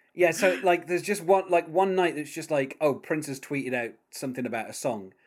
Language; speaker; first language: English; native; English